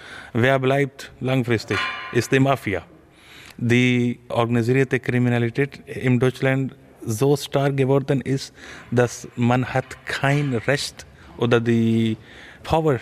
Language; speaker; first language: German; non-native, learner; Urdu